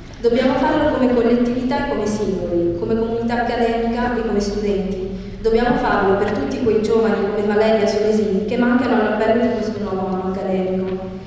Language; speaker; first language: Italian; early bilingual, other home language; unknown